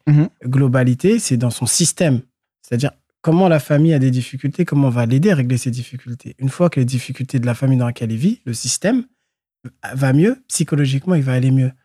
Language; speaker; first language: French; native; French